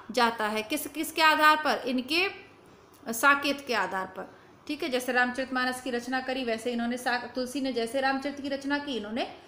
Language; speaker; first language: Hindi; native; Hindi